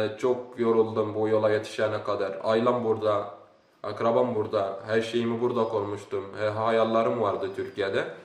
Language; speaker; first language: Turkish; early bilingual, other home language; Arabic